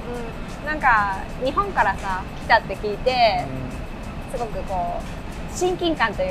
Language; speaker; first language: Japanese; native; Japanese